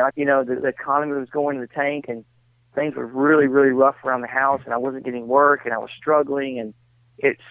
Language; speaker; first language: English; native; English